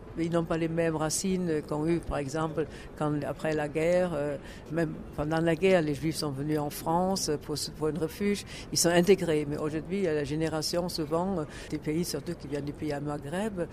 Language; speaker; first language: French; non-native, fluent; German